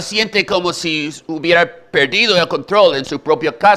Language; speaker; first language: Spanish; native; Spanish